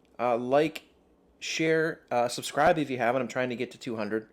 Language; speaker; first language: English; native; English